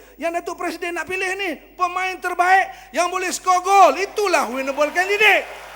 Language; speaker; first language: Malay; native; Malay